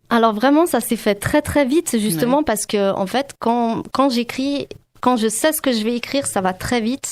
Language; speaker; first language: French; native; French